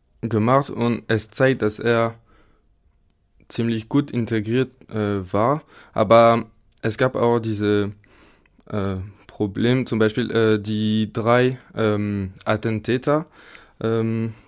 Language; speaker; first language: German; non-native, fluent; French